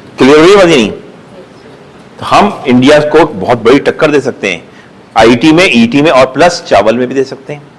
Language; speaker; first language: Urdu; native; Urdu